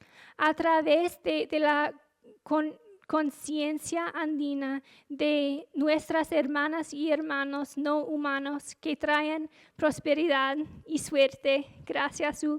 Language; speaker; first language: Spanish; non-native, fluent; English